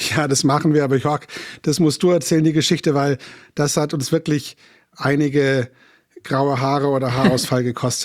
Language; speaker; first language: German; native; German